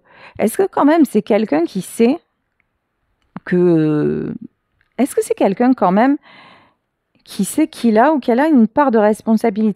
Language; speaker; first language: French; native; French